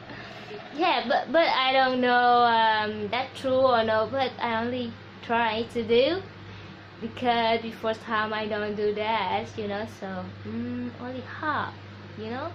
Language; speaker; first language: English; non-native, learner; Vietnamese